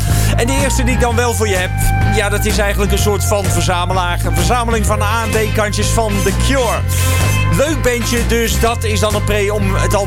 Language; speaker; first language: Dutch; native; Dutch